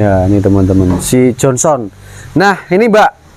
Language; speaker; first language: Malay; non-native, local second language; Javanese